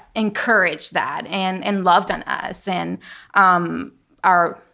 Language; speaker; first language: English; non-native, fluent; Spanish